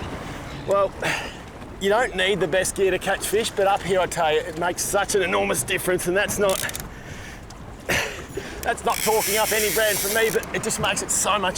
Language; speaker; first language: English; native; English